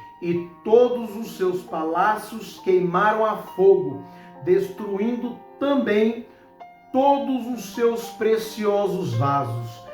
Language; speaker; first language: Portuguese; native; Portuguese